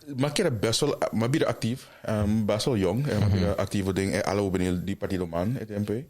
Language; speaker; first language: Dutch; non-native, local second language; Papiamento